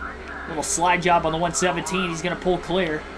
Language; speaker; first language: English; native; English